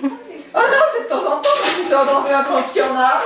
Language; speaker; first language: French; native; French